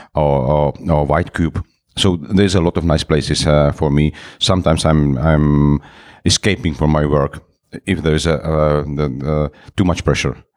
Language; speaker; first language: English; non-native, fluent; Czech